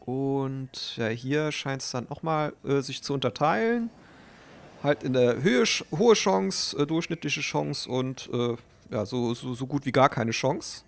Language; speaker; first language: German; native; German